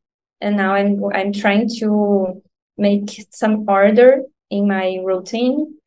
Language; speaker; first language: English; non-native, learner; Portuguese